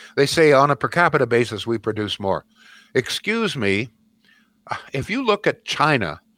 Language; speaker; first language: English; native; English